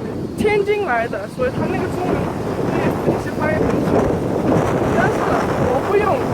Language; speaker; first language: Chinese; early bilingual, heritage; Chinese